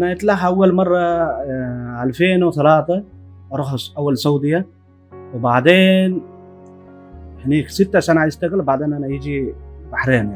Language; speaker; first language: Arabic; non-native, learner; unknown